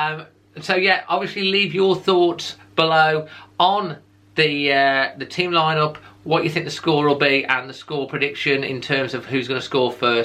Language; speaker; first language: English; native; English